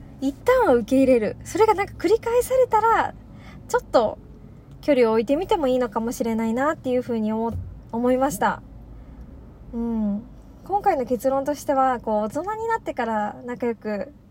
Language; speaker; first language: Japanese; native; Japanese